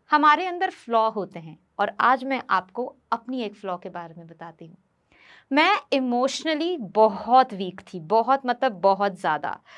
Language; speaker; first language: Hindi; non-native, local second language; Bhojpuri